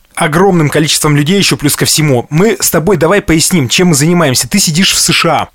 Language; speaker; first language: Russian; native; Russian